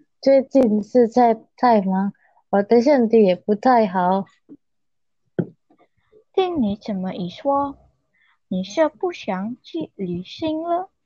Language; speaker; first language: Chinese; non-native, learner; Indonesian